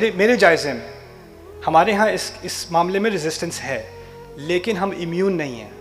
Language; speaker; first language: Urdu; early bilingual, heritage; Urdu